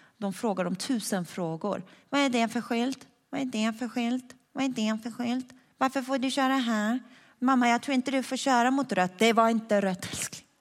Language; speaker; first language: Swedish; early bilingual, other home language; Persian